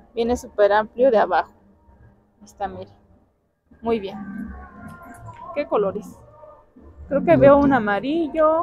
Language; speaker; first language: Spanish; native; Spanish